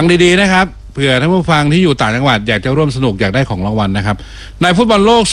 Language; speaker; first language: Thai; native; Thai